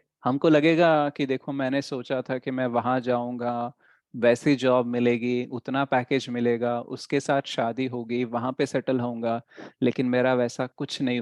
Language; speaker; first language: Hindi; native; Hindi